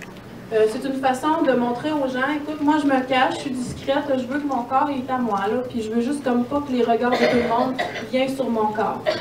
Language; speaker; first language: French; native; French